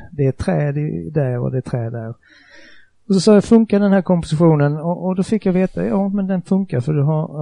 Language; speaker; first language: Swedish; native; Swedish